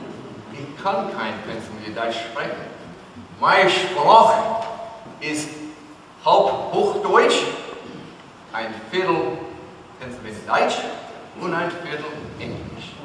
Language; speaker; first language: German; early bilingual, heritage; English